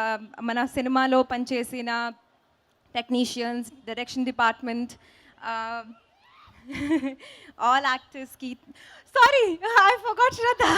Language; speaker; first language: Telugu; non-native, local second language; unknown